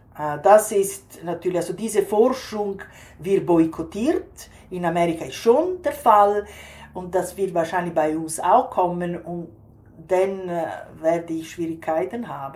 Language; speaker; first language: German; non-native, fluent; Italian